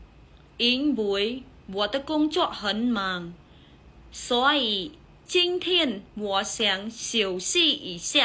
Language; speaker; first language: Chinese; non-native, fluent; Khmer